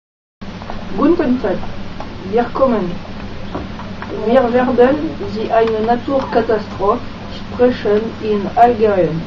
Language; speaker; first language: German; non-native, learner; French